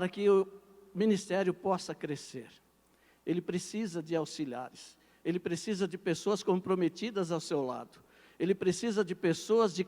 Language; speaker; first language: Portuguese; native; Portuguese